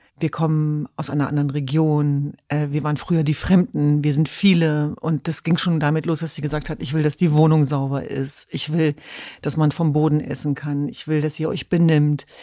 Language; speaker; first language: German; early bilingual, other home language; Kurdish